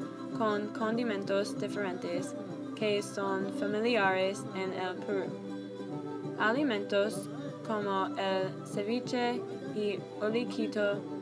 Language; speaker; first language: Spanish; non-native, learner; English